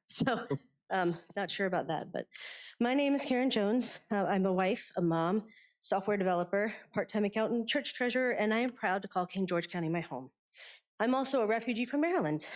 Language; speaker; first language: English; native; English